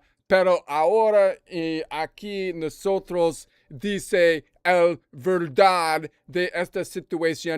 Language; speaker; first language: Spanish; non-native, learner; English